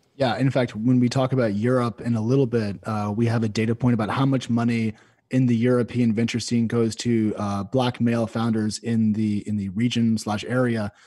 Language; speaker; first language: English; native; English